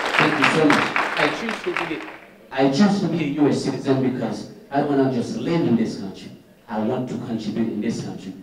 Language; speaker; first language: English; non-native, fluent; Haitian Creole